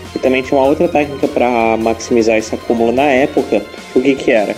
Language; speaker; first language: Portuguese; native; Portuguese